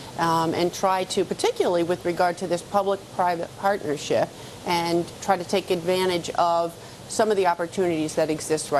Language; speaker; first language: English; native; English